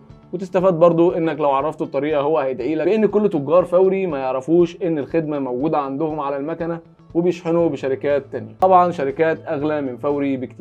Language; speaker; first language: Arabic; native; Arabic